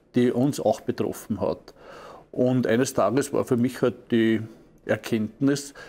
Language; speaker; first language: German; native; German